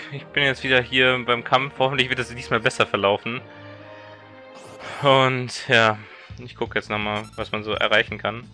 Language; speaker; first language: German; native; German